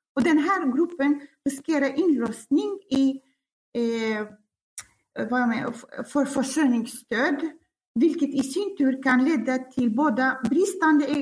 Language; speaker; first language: Swedish; non-native, fluent; Central Kurdish